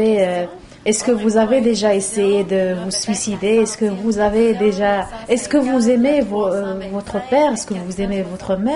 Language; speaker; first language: French; non-native, local second language; Arabic